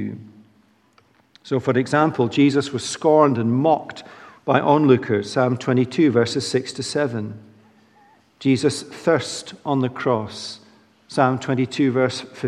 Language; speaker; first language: English; native; English